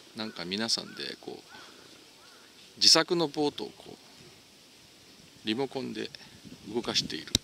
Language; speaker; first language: Japanese; native; Japanese